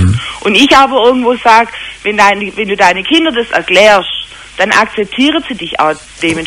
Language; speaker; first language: German; native; German